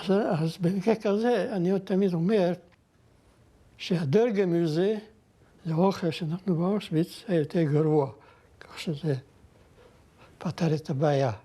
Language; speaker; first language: Hebrew; non-native, fluent; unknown